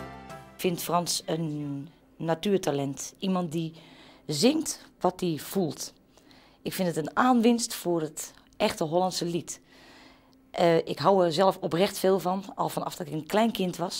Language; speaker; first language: Dutch; native; Dutch